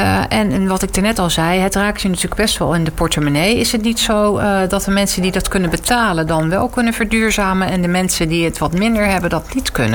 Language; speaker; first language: Dutch; native; Dutch